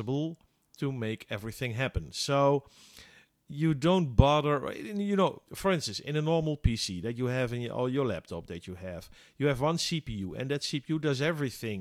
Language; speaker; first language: English; non-native, fluent; Dutch